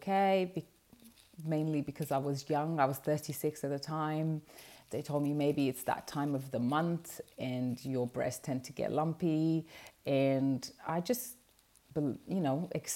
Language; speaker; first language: English; non-native, fluent; Portuguese